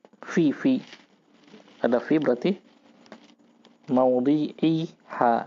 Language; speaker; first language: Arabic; non-native, fluent; Indonesian